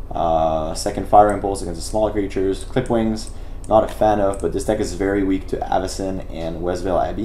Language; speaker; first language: English; non-native, local second language; French